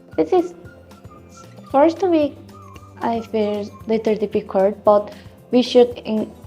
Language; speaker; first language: English; non-native, learner; Korean